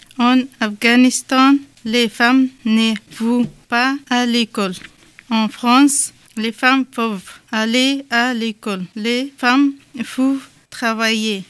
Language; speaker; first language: French; non-native, learner; Persian